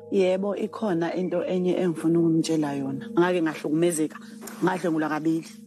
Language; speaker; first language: Zulu; native; Zulu